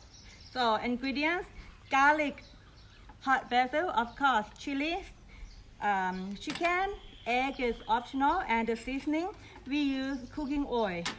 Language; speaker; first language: English; non-native, learner; Thai